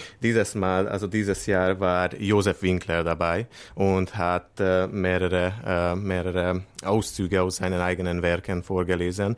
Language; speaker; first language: German; non-native, fluent; Hungarian